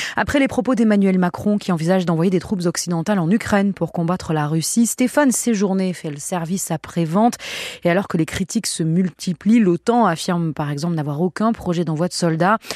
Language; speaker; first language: French; native; French